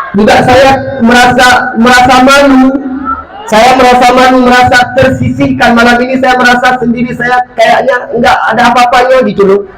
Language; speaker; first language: Malay; non-native, local second language; Achinese